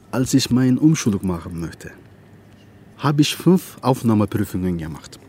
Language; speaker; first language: German; non-native, learner; Turkish